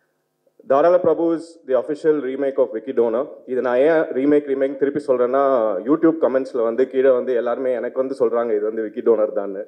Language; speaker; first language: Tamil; native; Tamil